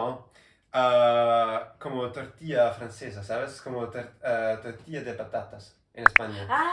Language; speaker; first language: Spanish; non-native, learner; German